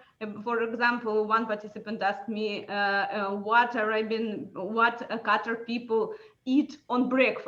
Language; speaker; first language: English; non-native, fluent; Russian